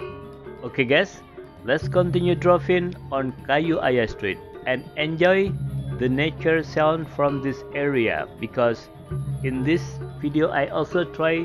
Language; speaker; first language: English; non-native, fluent; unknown